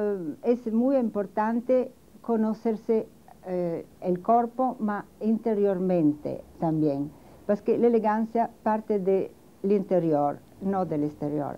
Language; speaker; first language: Spanish; non-native, learner; Italian